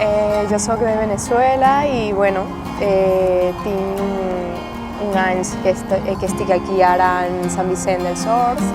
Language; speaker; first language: Catalan; non-native, learner; Spanish